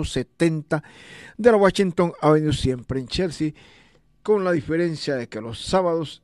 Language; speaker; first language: Spanish; native; Spanish